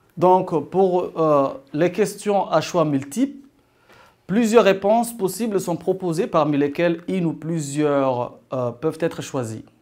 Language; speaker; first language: French; non-native, local second language; Arabic